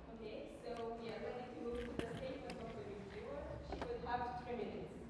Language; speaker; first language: English; non-native, fluent; Romanian